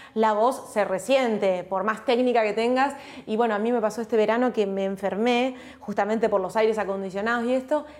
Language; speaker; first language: Spanish; native; Spanish